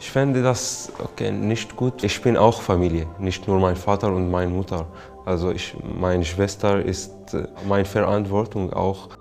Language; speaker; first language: German; non-native, learner; Arabic